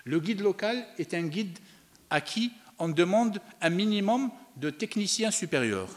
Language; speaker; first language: French; non-native, local second language; Arabic